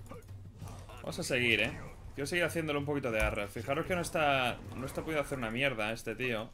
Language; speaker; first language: Spanish; native; Spanish